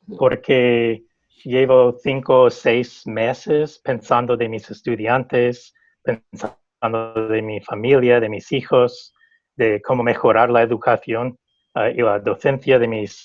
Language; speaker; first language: Spanish; non-native, fluent; English